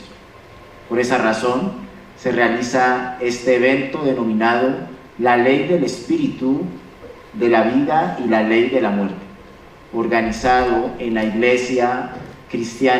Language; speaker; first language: Spanish; native; Spanish